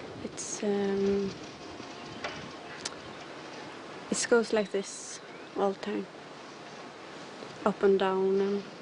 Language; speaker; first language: English; non-native, learner; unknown